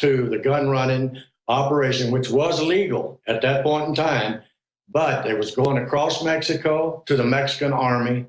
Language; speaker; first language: English; native; English